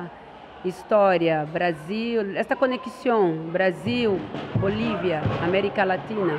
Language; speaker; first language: Spanish; non-native, learner; Portuguese